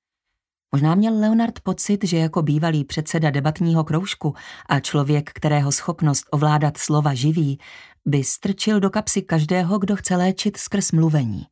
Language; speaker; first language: Czech; native; Czech